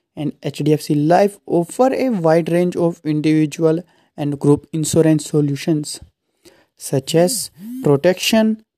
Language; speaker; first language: English; non-native, local second language; Hindi